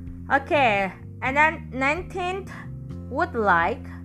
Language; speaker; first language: English; non-native, fluent; Indonesian